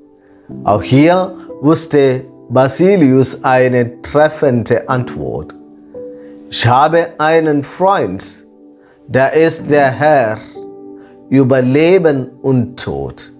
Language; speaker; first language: German; non-native, fluent; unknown